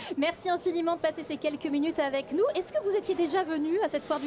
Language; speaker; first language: French; native; French